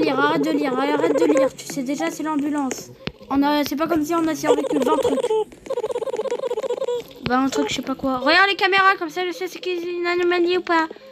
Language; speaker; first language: French; native; French